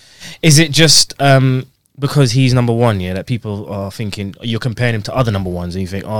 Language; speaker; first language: English; native; English